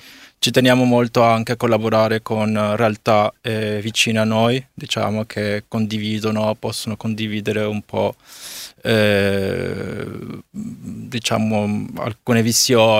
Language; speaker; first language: Italian; non-native, fluent; Spanish